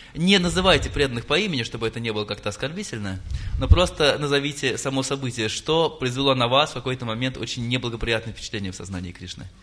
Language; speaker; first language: Russian; native; Russian